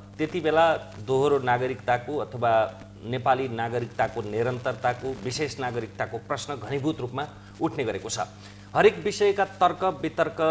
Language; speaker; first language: Nepali; native; Nepali